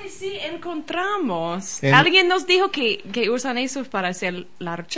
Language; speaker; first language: Spanish; non-native, learner; English